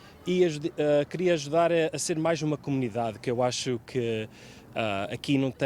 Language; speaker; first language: Portuguese; early bilingual, heritage; Portuguese